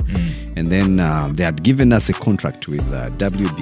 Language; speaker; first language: English; non-native, local second language; Nyankole